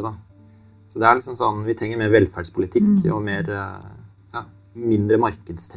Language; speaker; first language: Norwegian; native; Norwegian